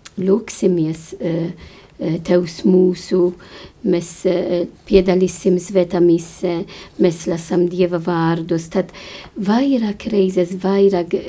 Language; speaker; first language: Latvian; non-native, fluent; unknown